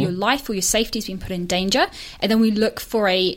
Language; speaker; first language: English; native; English